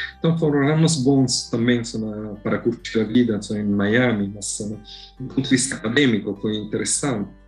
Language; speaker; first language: Portuguese; non-native, fluent; Italian